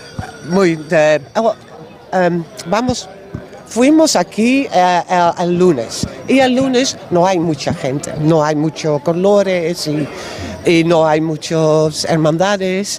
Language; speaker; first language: Spanish; non-native, learner; Dutch